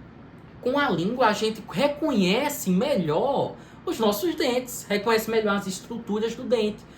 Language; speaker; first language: Portuguese; native; Portuguese